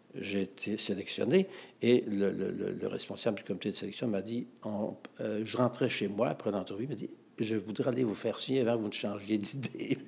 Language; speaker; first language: French; native; French